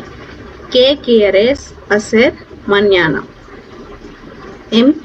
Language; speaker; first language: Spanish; non-native, fluent; Telugu